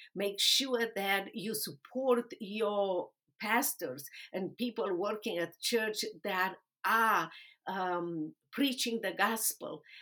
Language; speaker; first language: English; non-native, fluent; Romanian